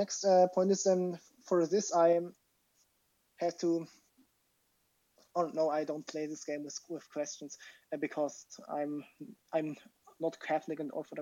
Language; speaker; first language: English; non-native, fluent; German